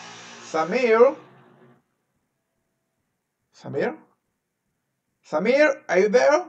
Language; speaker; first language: English; non-native, fluent; Spanish